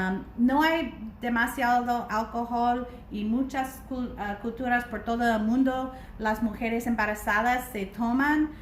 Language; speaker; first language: Spanish; non-native, learner; English